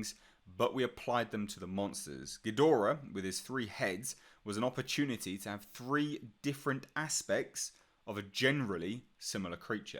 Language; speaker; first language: English; native; English